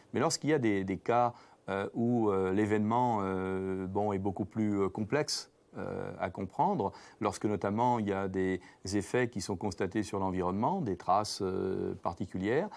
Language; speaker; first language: French; native; French